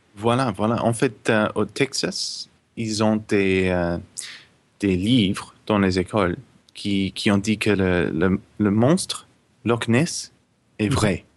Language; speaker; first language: French; non-native, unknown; English